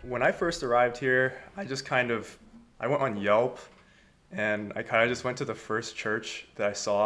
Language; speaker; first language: English; native; English